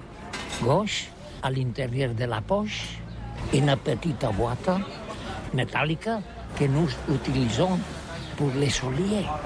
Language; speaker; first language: French; non-native, learner; Catalan